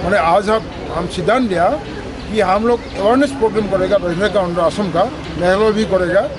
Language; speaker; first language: Hindi; non-native, local second language; Assamese